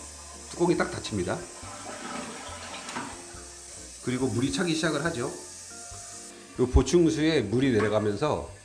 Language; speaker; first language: Korean; native; Korean